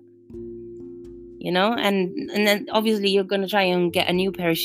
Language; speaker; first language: English; non-native, fluent; Italian